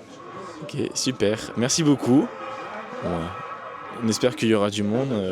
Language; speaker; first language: French; native; French